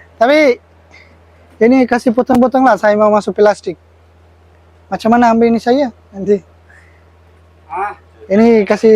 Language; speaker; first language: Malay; non-native, learner; Bangla